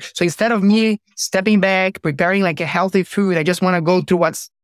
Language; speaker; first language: English; non-native, fluent; Portuguese